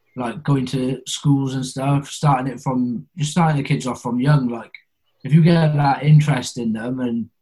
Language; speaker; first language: English; native; English